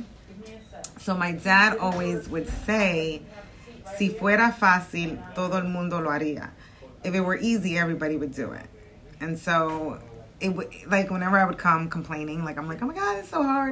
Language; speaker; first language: English; early bilingual, other home language; Spanish